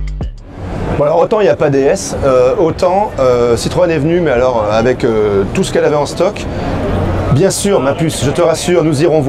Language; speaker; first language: French; native; French